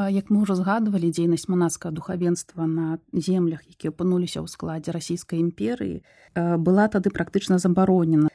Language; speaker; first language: Belarusian; non-native, local second language; Russian